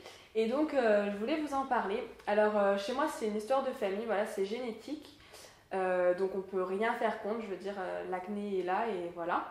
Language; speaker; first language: French; native; French